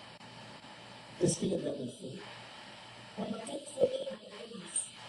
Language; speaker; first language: French; non-native, learner; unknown